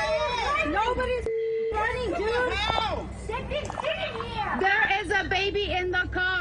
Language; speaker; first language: English; native; English